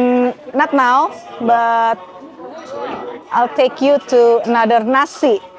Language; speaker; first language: English; non-native, fluent; Indonesian